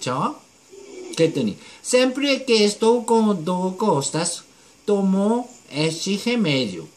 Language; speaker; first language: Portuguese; non-native, fluent; Korean